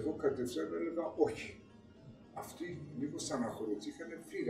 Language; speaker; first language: Greek; non-native, learner; Persian